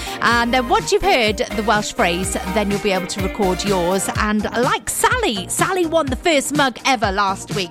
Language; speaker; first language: English; native; English